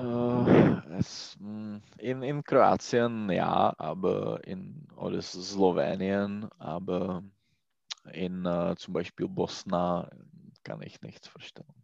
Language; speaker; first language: German; non-native, learner; Czech